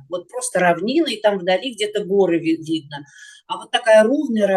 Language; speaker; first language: Russian; native; Russian